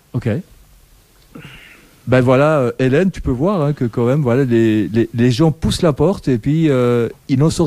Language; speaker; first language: French; native; French